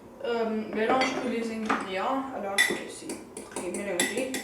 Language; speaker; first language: French; non-native, learner; English